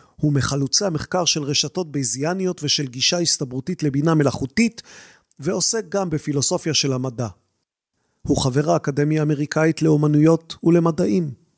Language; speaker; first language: Hebrew; native; Hebrew